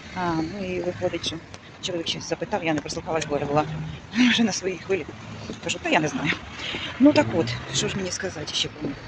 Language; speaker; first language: Ukrainian; native; Ukrainian